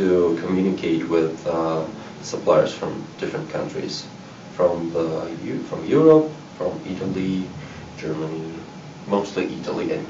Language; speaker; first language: English; non-native, fluent; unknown